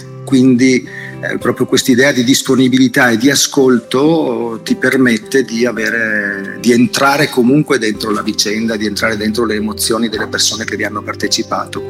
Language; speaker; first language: Italian; native; Italian